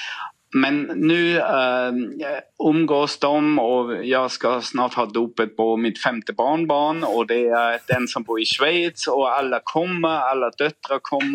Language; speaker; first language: Swedish; non-native, fluent; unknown